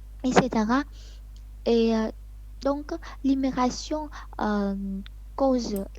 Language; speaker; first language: French; non-native, learner; Vietnamese